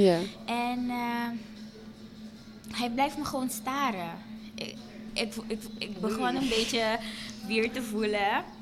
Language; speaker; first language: Dutch; non-native, fluent; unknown